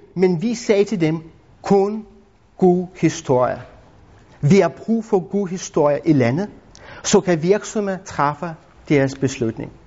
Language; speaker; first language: Danish; non-native, fluent; Lithuanian